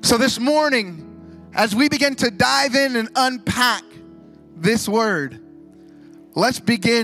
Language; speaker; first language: English; native; English